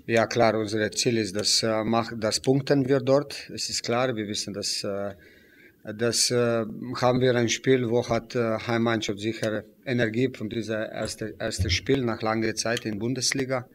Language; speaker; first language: German; non-native, fluent; Slovenian